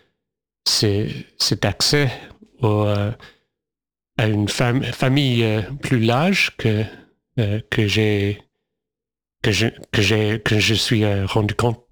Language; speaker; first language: French; non-native, fluent; English